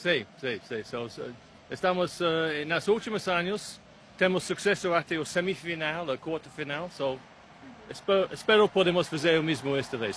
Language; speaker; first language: Portuguese; non-native, learner; English